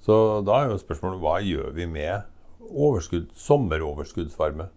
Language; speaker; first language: Norwegian; native; Norwegian